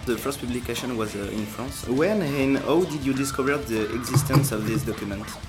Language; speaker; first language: English; non-native, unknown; French